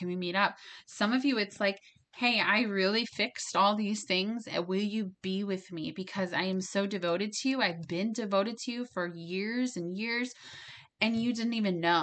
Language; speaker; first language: English; native; English